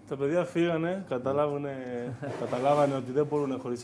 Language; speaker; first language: Greek; non-native, fluent; Spanish